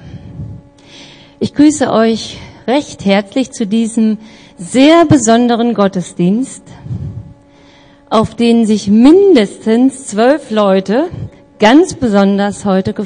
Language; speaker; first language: German; native; German